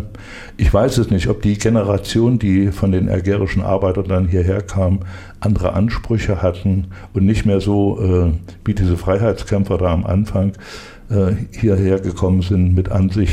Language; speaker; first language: German; native; German